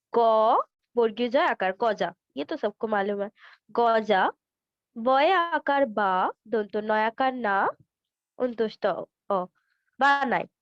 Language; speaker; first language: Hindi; non-native, local second language; Bangla